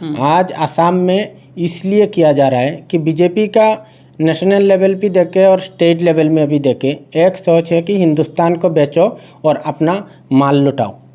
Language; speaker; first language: Hindi; non-native, local second language; Bangla